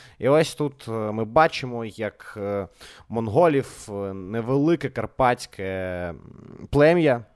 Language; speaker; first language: Ukrainian; non-native, local second language; Russian